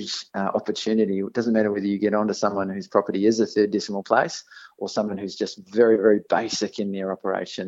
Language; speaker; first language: English; native; English